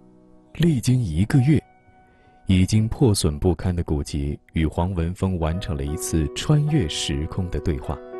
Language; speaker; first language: Chinese; native; Chinese